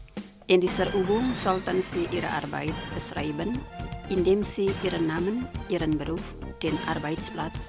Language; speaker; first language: German; non-native, fluent; Indonesian